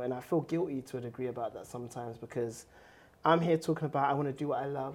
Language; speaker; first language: English; native; English